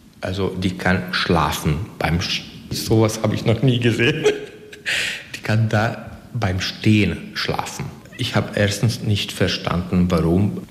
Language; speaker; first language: German; non-native, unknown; Hungarian